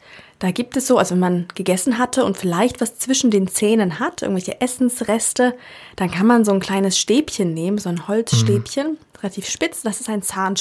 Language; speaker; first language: German; native; German